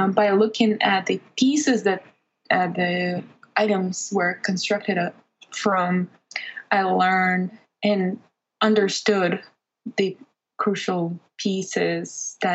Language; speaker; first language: English; non-native, fluent; Russian